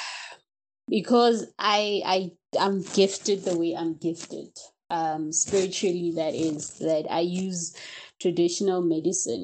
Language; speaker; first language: English; non-native, local second language; Tswana